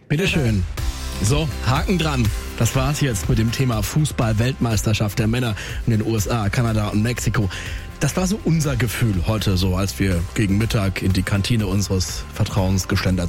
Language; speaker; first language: German; native; German